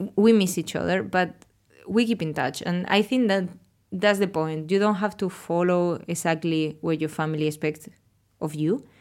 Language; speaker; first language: English; non-native, fluent; Spanish